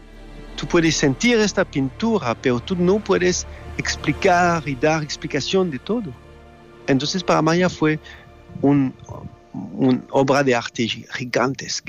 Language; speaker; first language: Spanish; non-native, learner; French